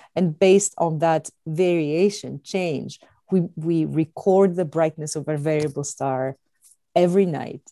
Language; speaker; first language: English; non-native, fluent; Greek